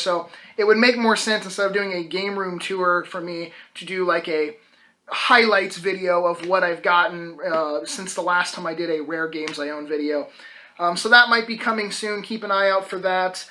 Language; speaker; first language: English; native; English